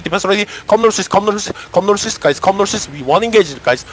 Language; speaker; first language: English; non-native, learner; Korean